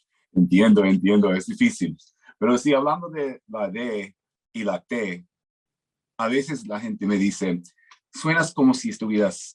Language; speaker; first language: Spanish; non-native, fluent; English